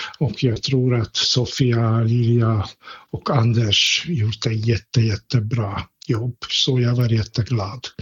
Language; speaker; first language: Swedish; non-native, fluent; Hungarian